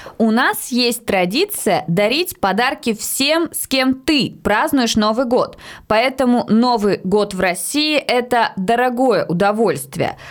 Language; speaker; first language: Russian; native; Russian